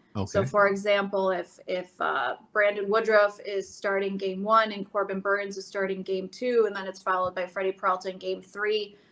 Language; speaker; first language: English; native; English